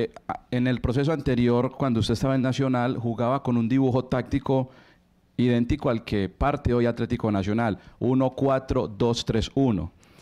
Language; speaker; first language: Spanish; native; Spanish